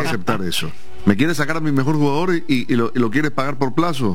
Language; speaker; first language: Spanish; native; Spanish